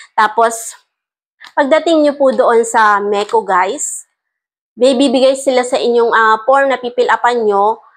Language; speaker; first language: Filipino; native; Filipino